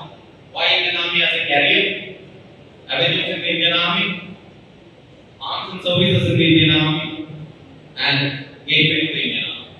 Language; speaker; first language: English; non-native, local second language; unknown